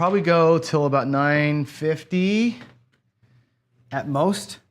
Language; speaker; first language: English; native; English